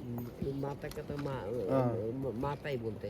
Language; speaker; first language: Hindi; non-native, local second language; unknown